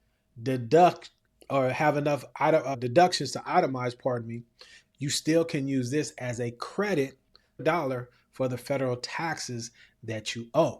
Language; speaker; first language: English; native; English